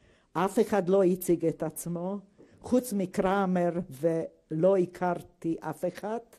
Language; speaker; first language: Hebrew; non-native, fluent; Hungarian